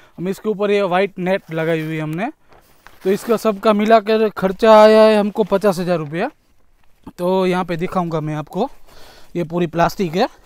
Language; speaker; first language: Hindi; non-native, local second language; Gujarati